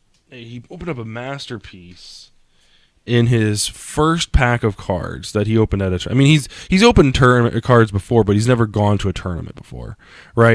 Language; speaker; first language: English; native; English